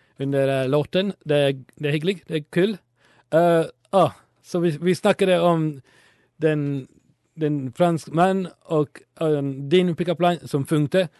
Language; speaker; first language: Swedish; non-native, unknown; Italian